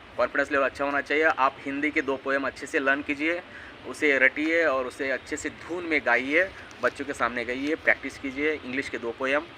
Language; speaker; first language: Hindi; non-native, local second language; Marathi